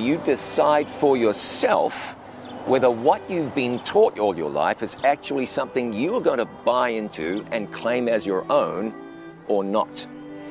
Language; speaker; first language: English; native; English